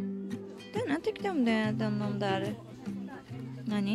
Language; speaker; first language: Swedish; non-native, learner; Japanese